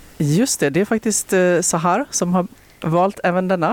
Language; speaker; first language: Swedish; native; Swedish